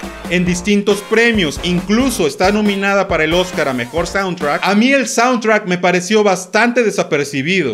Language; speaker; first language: Spanish; native; Spanish